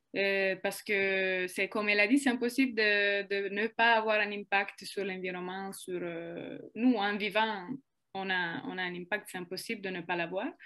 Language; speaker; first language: French; non-native, fluent; Italian